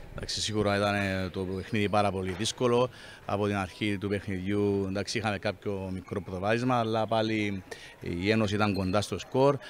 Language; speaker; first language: Greek; native; Greek